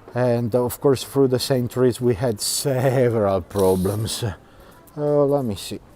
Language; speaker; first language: English; non-native, fluent; Italian